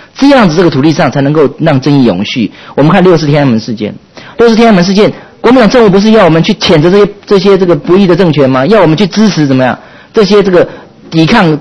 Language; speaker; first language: Chinese; native; Chinese